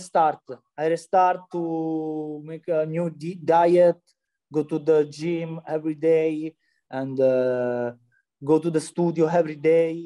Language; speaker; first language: English; non-native, learner; Italian